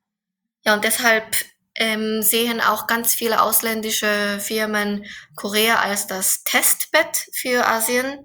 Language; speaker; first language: German; non-native, fluent; Korean